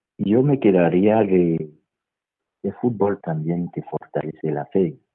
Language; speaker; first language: Spanish; non-native, fluent; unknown